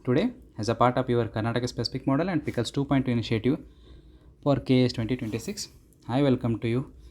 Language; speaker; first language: English; non-native, local second language; Kannada